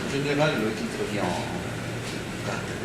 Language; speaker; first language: French; non-native, fluent; Portuguese